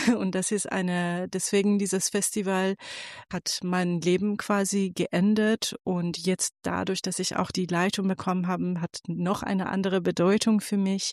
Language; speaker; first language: German; non-native, fluent; Persian